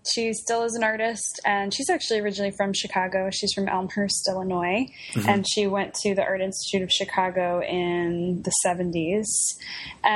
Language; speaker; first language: English; native; English